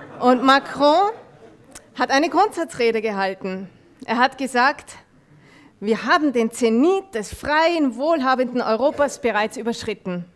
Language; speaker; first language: German; non-native, fluent; French